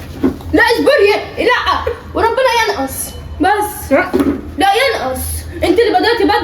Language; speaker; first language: Arabic; native; Arabic